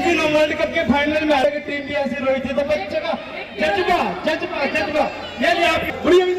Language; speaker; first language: Hindi; native; Hindi